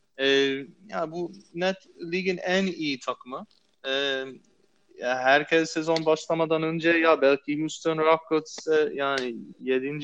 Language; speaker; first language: Turkish; non-native, fluent; English